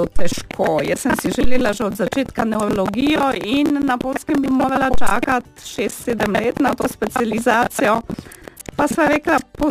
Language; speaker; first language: Slovenian; non-native, fluent; Polish